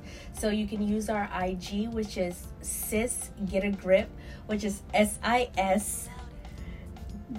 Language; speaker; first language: English; native; English